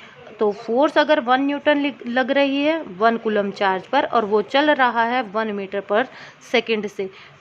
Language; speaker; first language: Hindi; native; Hindi